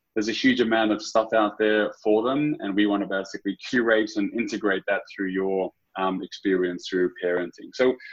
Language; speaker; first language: English; native; English